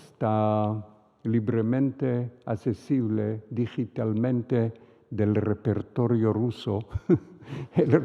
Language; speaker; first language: Spanish; non-native, fluent; Hebrew